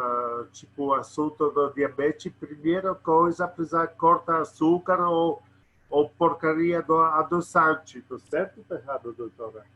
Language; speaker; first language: Portuguese; non-native, learner; Polish